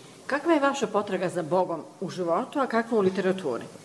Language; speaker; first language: Serbian; native; Serbian